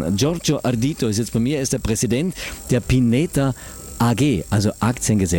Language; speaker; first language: German; native; German